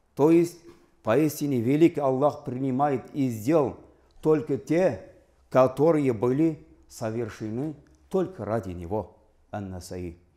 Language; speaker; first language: Russian; non-native, local second language; Tatar